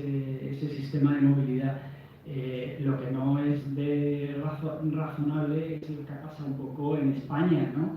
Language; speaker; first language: Spanish; native; Spanish